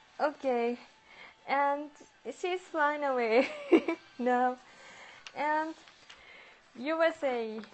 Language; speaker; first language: English; non-native, learner; Japanese